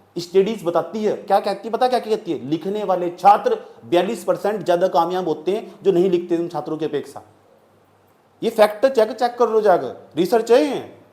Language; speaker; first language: Hindi; native; Hindi